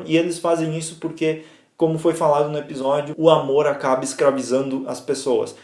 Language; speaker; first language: Portuguese; native; Portuguese